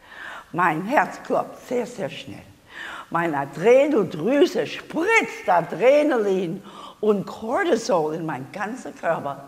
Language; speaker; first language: German; non-native, learner; English